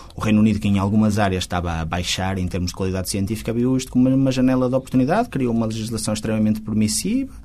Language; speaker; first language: Portuguese; native; Portuguese